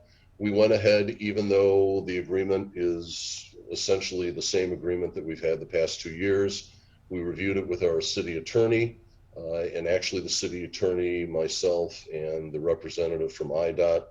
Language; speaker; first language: English; native; English